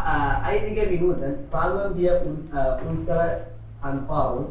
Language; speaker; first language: German; non-native, learner; Kannada